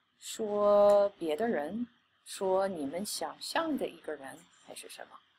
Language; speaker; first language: Chinese; non-native, fluent; English